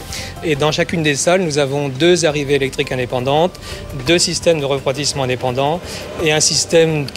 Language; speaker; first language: French; native; French